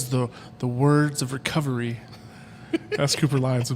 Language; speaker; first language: English; native; English